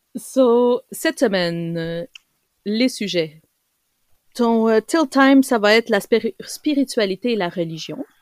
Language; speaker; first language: French; early bilingual, other home language; Spanish